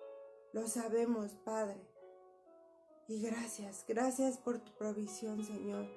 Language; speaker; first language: Spanish; native; Spanish